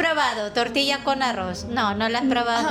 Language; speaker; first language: Spanish; non-native, fluent; Filipino